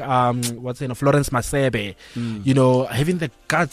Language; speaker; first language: English; non-native, local second language; Tswana